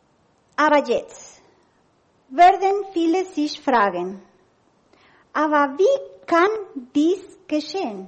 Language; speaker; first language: German; non-native, learner; Spanish